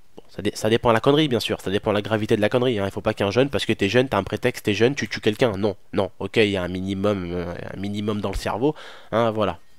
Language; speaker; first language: French; early bilingual, other home language; Arabic